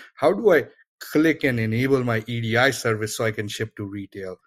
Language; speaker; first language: English; non-native, local second language; Gujarati